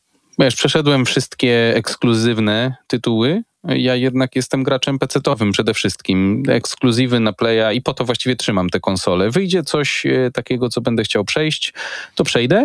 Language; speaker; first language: Polish; native; Polish